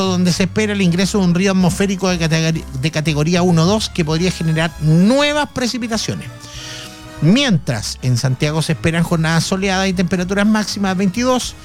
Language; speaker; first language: Spanish; native; Spanish